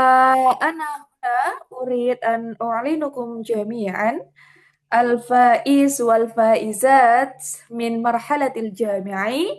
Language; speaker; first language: Arabic; non-native, learner; Indonesian